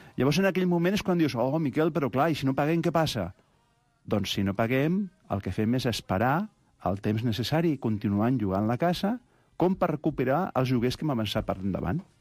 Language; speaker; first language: Catalan; non-native, local second language; Spanish